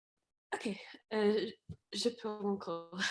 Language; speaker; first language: French; non-native, fluent; English